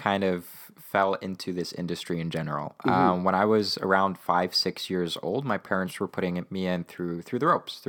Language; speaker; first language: English; non-native, fluent; Ukrainian